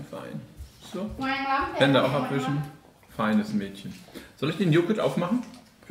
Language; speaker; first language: German; native; German